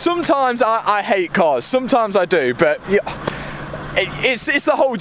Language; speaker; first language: English; native; English